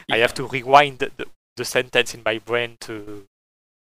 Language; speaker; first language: English; non-native, fluent; French